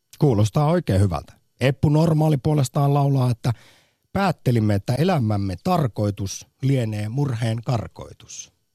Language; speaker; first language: Finnish; native; Finnish